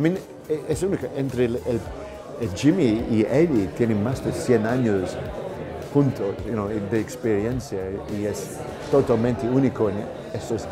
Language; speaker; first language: Spanish; non-native, learner; English